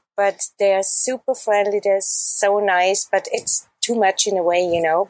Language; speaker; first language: English; non-native, fluent; German